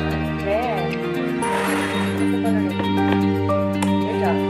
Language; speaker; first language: English; non-native, local second language; Filipino